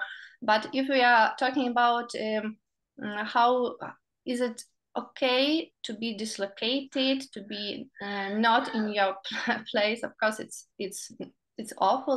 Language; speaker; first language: English; non-native, learner; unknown